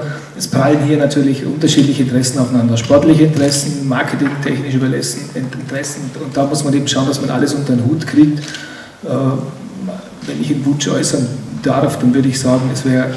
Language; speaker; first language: German; native; German